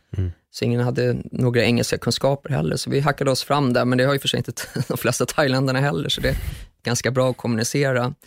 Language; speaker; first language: Swedish; early bilingual, other home language; German